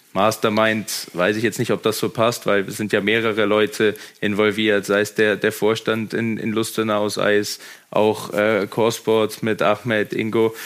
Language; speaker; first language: German; native; German